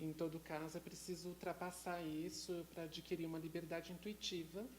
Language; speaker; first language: Portuguese; native; Portuguese